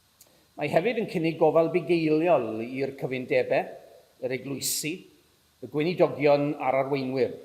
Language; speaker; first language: Welsh; native; Welsh